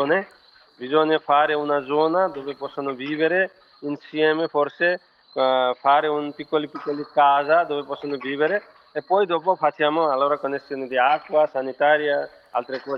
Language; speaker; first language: Italian; non-native, fluent; Nepali